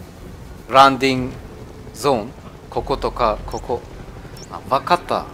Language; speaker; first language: Japanese; non-native, learner; German